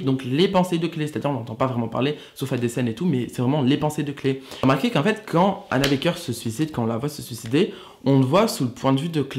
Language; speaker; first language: French; native; French